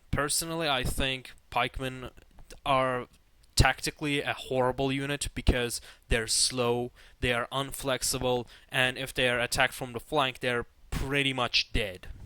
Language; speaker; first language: English; non-native, fluent; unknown